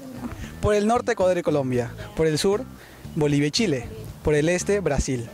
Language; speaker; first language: Spanish; native; Spanish